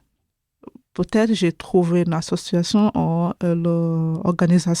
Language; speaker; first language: French; non-native, learner; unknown